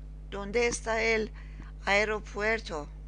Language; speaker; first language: Spanish; non-native, learner; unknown